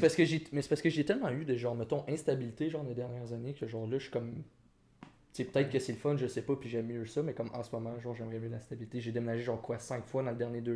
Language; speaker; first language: French; native; French